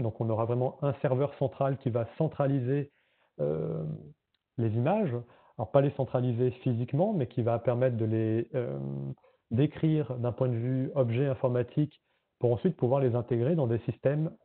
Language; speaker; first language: French; native; French